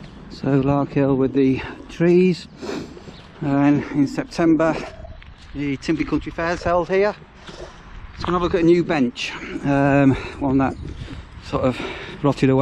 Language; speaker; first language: English; native; English